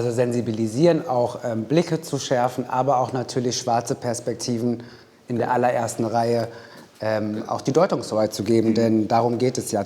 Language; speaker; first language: German; native; German